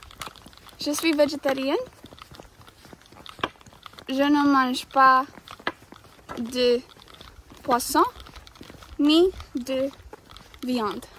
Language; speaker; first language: French; non-native, learner; English